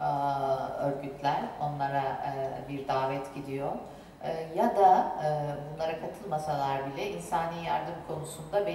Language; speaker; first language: Turkish; native; Turkish